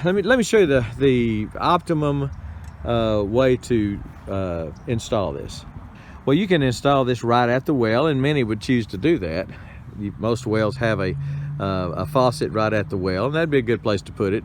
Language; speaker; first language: English; native; English